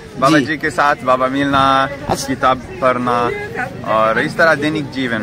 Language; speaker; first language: Hindi; non-native, fluent; French